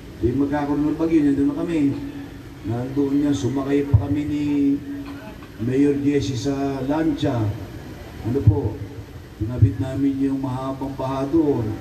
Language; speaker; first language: Filipino; native; Filipino